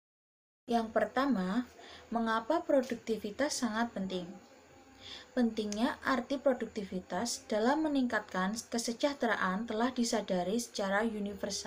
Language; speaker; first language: Indonesian; native; Indonesian